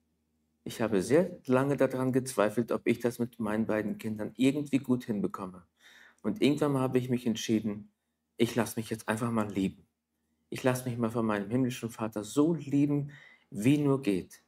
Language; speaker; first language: German; native; German